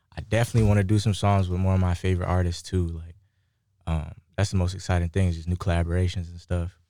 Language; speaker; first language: English; native; English